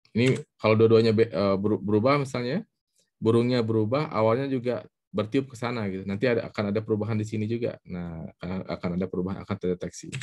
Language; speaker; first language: Indonesian; native; Indonesian